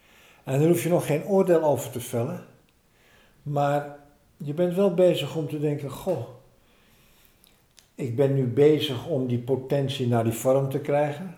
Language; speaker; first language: Dutch; native; Dutch